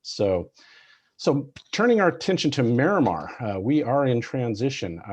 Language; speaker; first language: English; native; English